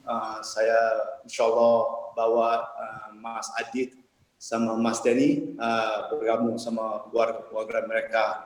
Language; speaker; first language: Indonesian; early bilingual, heritage; English